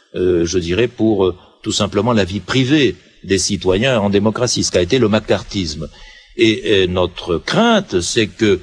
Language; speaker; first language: French; native; French